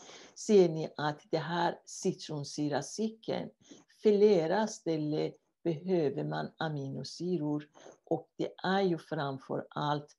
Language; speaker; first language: Swedish; non-native, fluent; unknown